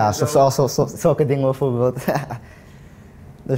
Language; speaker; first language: Dutch; native; Dutch